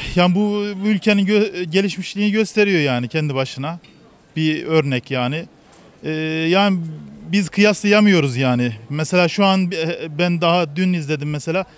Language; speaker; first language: Turkish; native; Turkish